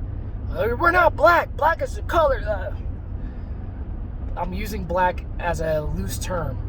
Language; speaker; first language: English; native; English